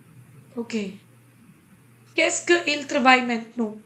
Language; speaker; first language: French; non-native, fluent; Hindi